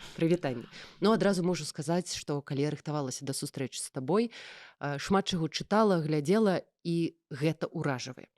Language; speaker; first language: Belarusian; non-native, local second language; Russian